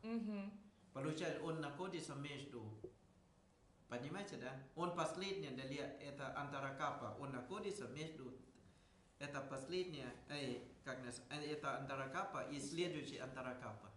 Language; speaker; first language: Russian; non-native, learner; Thai